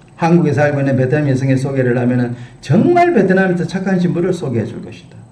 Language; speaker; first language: Korean; native; Korean